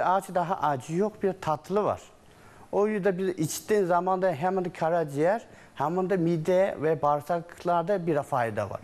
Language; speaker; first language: Turkish; non-native, learner; Chinese